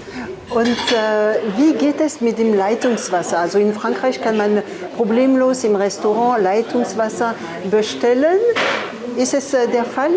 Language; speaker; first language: German; non-native, fluent; French